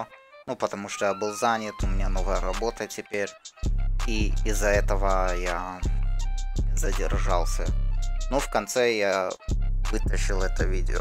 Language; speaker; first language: Russian; early bilingual, heritage; Russian